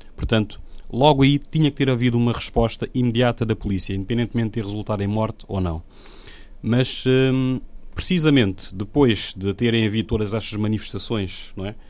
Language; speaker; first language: Portuguese; non-native, local second language; Upper Guinea Crioulo